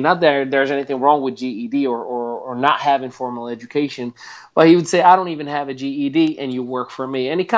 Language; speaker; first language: English; non-native, fluent; Arabic